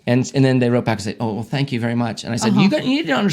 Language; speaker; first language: English; native; English